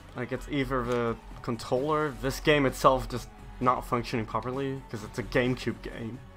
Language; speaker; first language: English; native; English